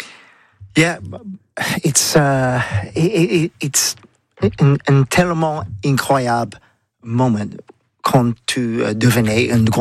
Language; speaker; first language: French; non-native, learner; English